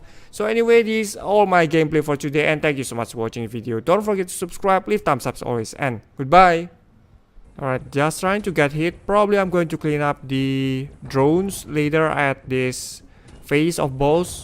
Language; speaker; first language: English; non-native, fluent; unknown